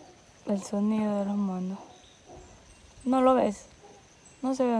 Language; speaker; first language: Spanish; native; Spanish